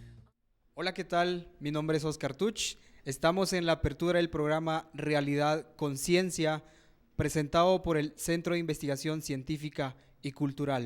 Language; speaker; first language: Spanish; native; Spanish